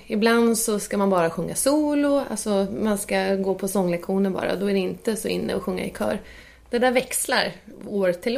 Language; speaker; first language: Swedish; native; Swedish